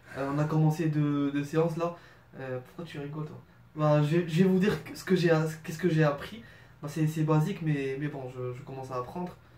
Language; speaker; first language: French; non-native, local second language; Arabic